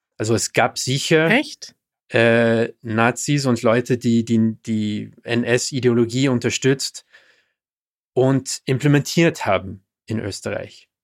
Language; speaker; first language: German; non-native, fluent; English